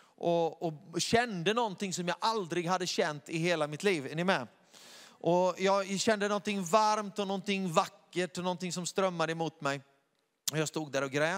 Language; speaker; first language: Swedish; native; Swedish